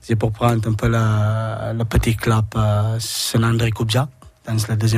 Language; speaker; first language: French; non-native, learner; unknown